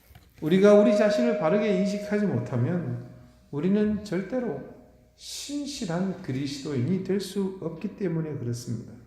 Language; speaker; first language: Korean; native; Korean